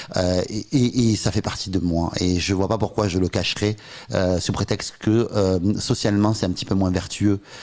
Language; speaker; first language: French; native; French